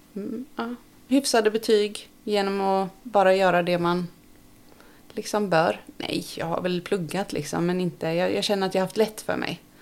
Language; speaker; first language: Swedish; native; Swedish